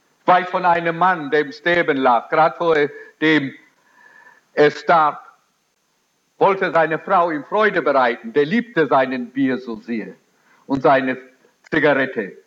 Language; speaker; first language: German; early bilingual, heritage; German